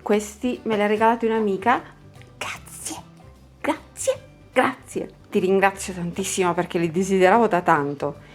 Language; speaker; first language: Italian; native; Italian